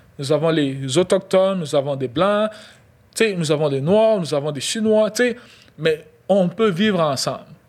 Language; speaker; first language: French; non-native, local second language; Lingala